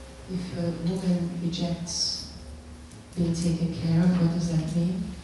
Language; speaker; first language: English; non-native, fluent; Hungarian